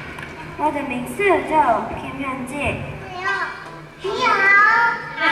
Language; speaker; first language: Chinese; non-native, learner; Korean